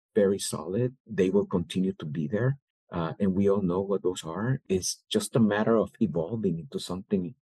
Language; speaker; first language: English; early bilingual, other home language; Spanish